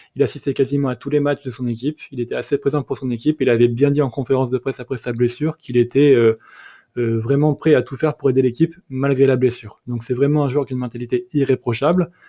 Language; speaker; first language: French; native; French